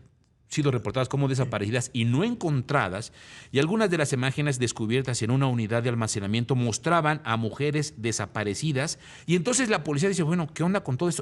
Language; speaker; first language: Spanish; native; Spanish